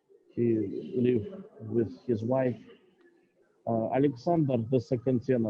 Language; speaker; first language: English; non-native, learner; Russian